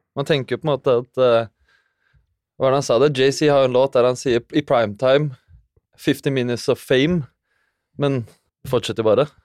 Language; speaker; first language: Norwegian; native; Norwegian